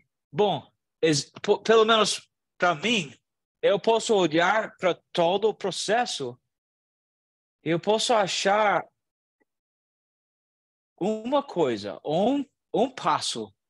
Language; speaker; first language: Portuguese; non-native, learner; English